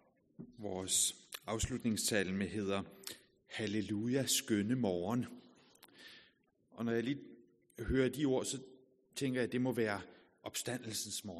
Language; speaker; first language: Danish; native; Danish